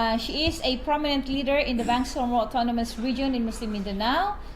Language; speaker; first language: English; non-native, local second language; Maguindanaon